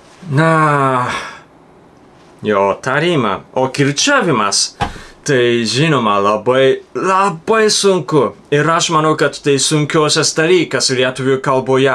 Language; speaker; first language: Lithuanian; non-native, fluent; Japanese